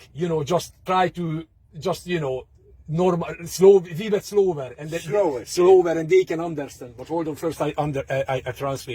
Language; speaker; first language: English; non-native, fluent; Hungarian